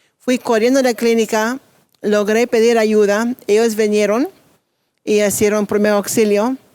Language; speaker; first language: Spanish; non-native, fluent; English